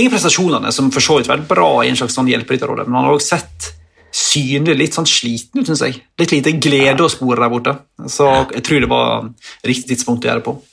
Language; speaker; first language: Norwegian; native; Norwegian